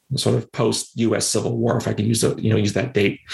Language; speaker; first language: English; native; English